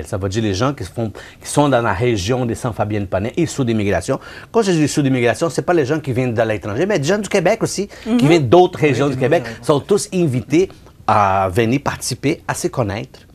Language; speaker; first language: French; non-native, fluent; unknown